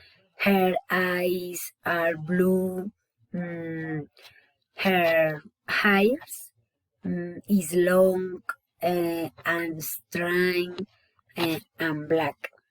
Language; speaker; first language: English; non-native, learner; Spanish